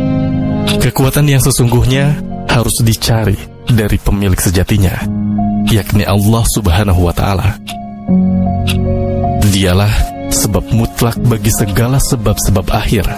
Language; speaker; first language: Indonesian; native; Indonesian